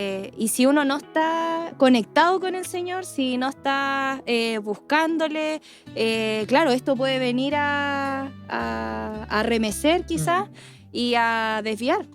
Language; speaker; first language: Spanish; native; Spanish